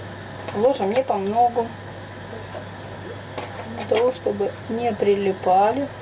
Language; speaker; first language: Russian; native; Russian